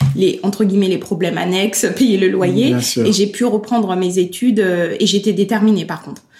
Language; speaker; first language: French; native; French